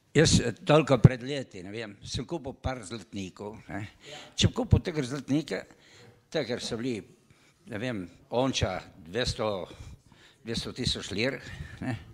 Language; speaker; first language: Slovenian; native; Slovenian